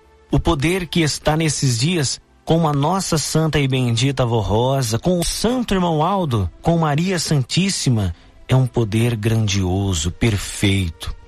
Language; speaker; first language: Portuguese; native; Portuguese